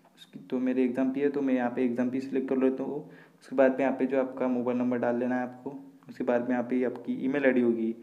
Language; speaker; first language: Hindi; non-native, local second language; Marathi